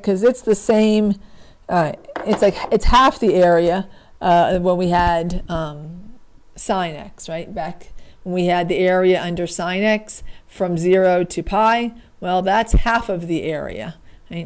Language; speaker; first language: English; native; English